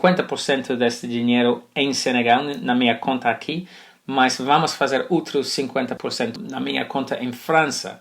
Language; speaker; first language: Portuguese; non-native, fluent; English